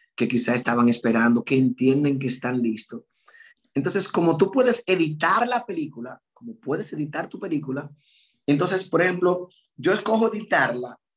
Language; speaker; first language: Spanish; native; Spanish